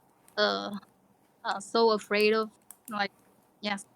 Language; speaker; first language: English; non-native, learner; Chinese